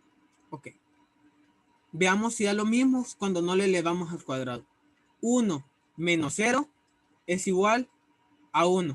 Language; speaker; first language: Spanish; native; Spanish